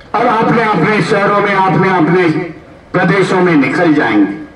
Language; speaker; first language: Hindi; non-native, local second language; Marathi